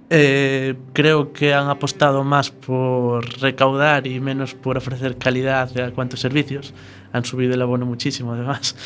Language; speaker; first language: Spanish; native; Spanish